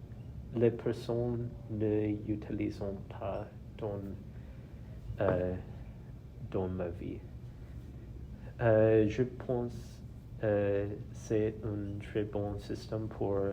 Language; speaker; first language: French; non-native, learner; English